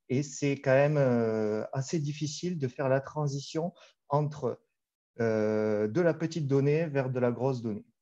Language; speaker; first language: French; native; French